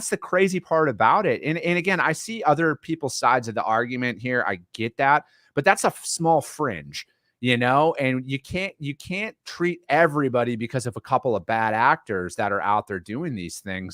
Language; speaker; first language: English; native; English